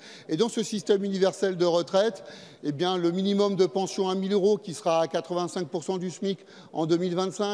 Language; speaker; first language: French; native; French